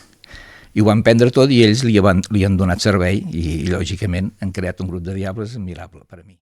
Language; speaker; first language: Catalan; native; Catalan